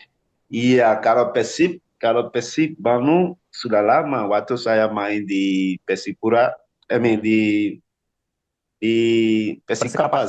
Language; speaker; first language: Indonesian; non-native, learner; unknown